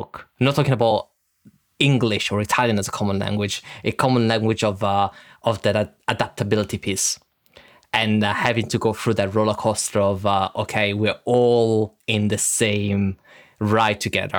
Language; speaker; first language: English; early bilingual, other home language; Italian